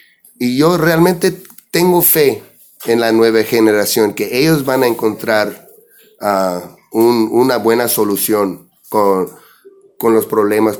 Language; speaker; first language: Spanish; early bilingual, heritage; English